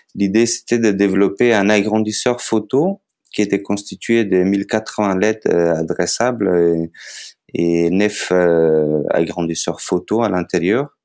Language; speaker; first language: French; non-native, fluent; Macedonian